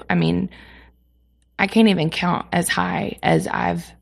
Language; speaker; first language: English; native; English